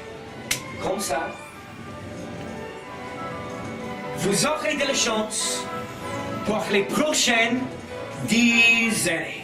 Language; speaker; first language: French; non-native, learner; English